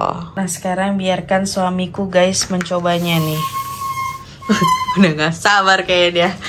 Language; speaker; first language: Indonesian; native; Indonesian